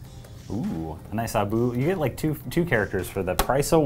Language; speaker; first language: English; native; English